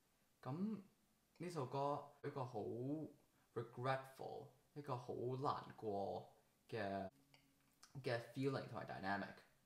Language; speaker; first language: Cantonese; early bilingual, heritage; Cantonese